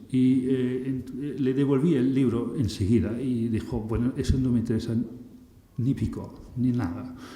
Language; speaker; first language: Spanish; non-native, fluent; German